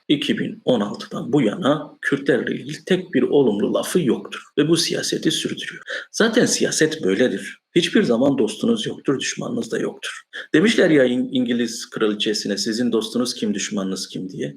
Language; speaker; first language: Turkish; non-native, local second language; Kurdish